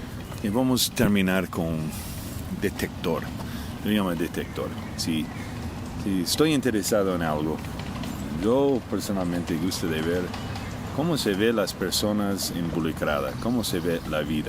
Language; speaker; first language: Spanish; non-native, fluent; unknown